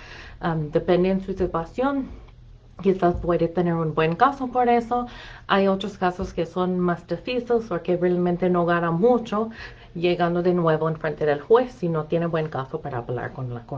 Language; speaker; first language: Spanish; non-native, fluent; English